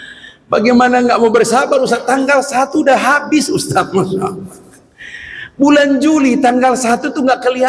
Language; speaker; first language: Indonesian; native; Indonesian